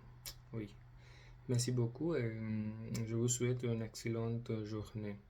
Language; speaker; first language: French; non-native, learner; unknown